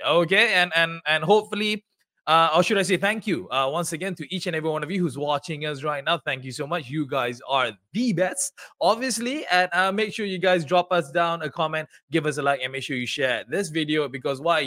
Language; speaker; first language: English; non-native, local second language; Malay